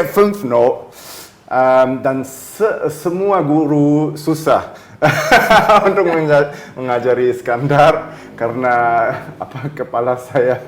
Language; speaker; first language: Indonesian; early bilingual, heritage; German